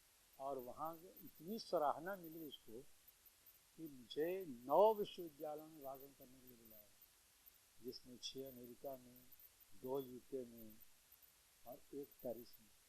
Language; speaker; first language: Hindi; native; Hindi